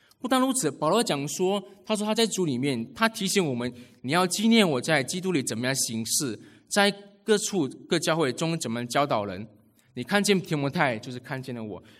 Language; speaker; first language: Chinese; native; Chinese